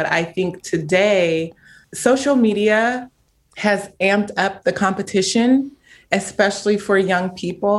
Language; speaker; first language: English; native; English